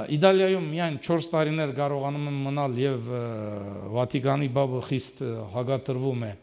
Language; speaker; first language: Armenian; early bilingual, heritage; French